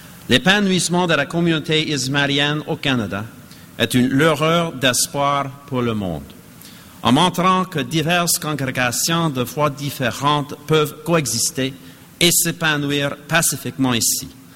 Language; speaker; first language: French; non-native, fluent; English